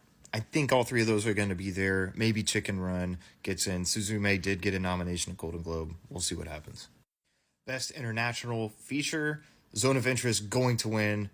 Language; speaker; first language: English; native; English